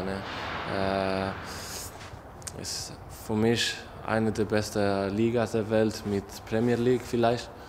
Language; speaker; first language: German; non-native, learner; Spanish